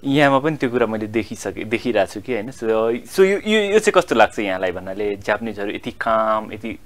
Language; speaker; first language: Nepali; native; Nepali